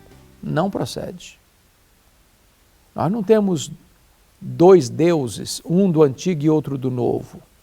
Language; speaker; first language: Portuguese; native; Portuguese